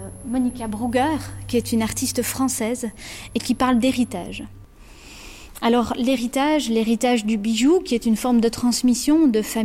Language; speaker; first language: French; native; French